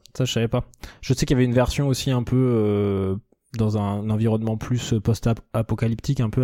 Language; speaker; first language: French; native; French